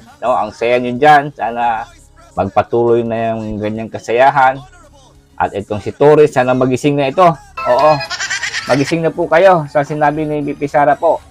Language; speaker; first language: Filipino; non-native, local second language; Cebuano